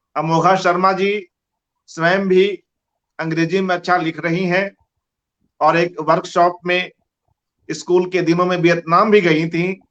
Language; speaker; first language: Hindi; native; Hindi